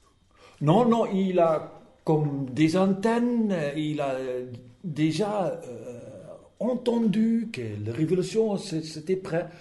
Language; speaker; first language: French; non-native, learner; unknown